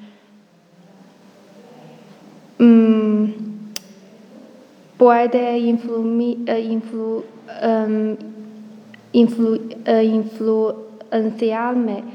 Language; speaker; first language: Spanish; non-native, learner; Chinese